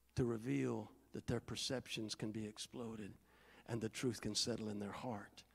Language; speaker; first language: English; native; English